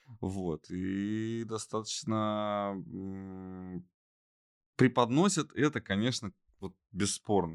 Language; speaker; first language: Russian; native; Russian